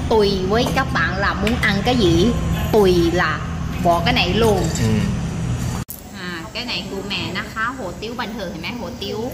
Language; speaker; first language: Vietnamese; non-native, learner; Thai